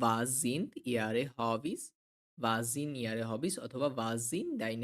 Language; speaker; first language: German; non-native, fluent; Bangla